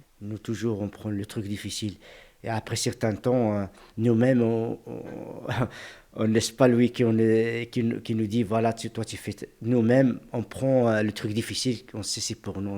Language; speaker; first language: French; non-native, fluent; Arabic